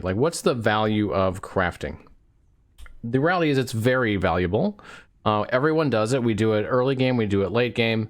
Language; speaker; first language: English; native; English